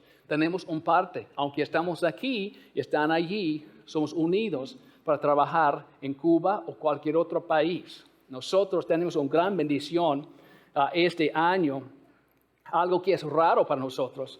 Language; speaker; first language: Spanish; non-native, fluent; English